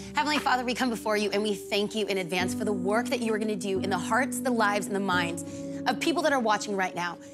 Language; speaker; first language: English; native; English